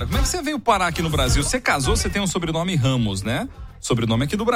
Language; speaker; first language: Portuguese; native; Portuguese